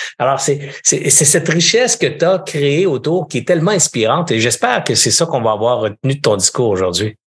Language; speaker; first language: French; native; French